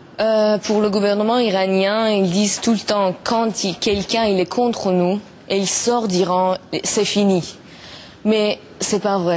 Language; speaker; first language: French; non-native, learner; Persian